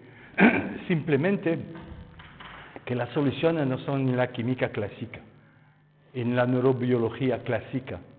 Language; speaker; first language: Spanish; non-native, fluent; French